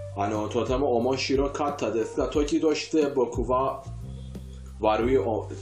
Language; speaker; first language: Japanese; non-native, learner; Persian